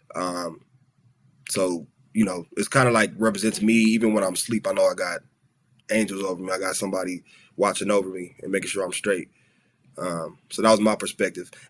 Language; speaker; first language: English; native; English